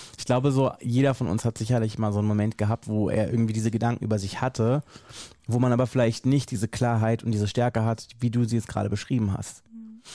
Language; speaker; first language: German; native; German